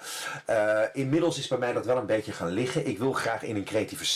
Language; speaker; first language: Dutch; native; Dutch